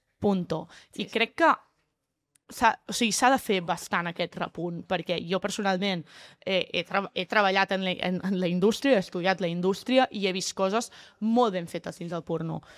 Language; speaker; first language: Catalan; native; Catalan